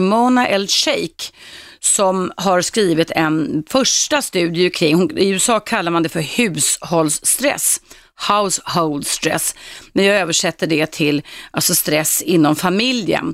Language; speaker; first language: Swedish; native; Swedish